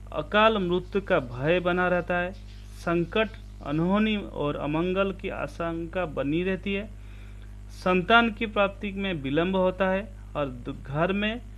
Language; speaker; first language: Hindi; non-native, local second language; Odia